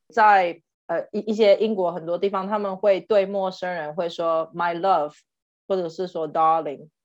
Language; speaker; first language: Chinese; native; Chinese